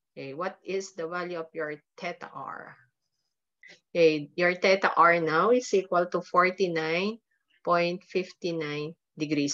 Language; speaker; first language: English; non-native, local second language; Filipino